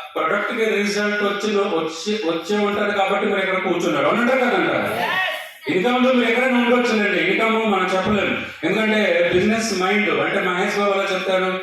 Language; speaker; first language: Telugu; non-native, local second language; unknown